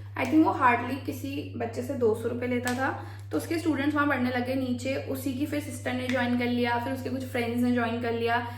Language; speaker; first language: Hindi; native; Hindi